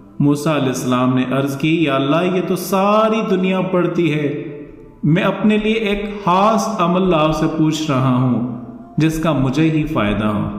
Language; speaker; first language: Urdu; non-native, local second language; Northern Hindko